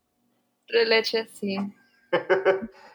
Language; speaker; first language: Spanish; early bilingual, heritage; Spanish